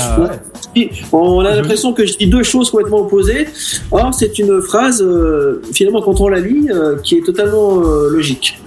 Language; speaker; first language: French; native; French